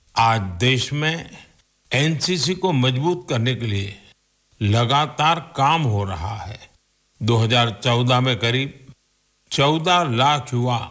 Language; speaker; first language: Hindi; non-native, local second language; Gujarati